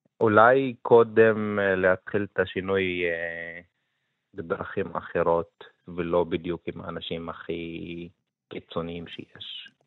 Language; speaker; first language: Hebrew; non-native, local second language; Arabic